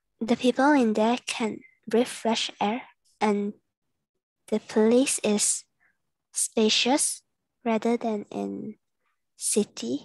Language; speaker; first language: English; non-native, learner; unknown